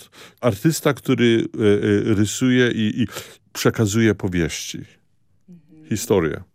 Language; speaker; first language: Polish; early bilingual, heritage; Polish